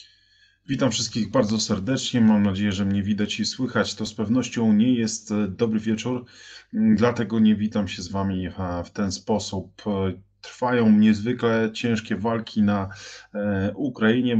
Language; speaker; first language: Polish; native; Polish